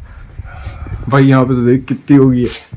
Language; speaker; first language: Hindi; native; Hindi